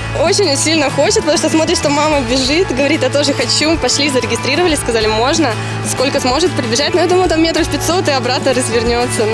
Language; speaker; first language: Russian; native; Russian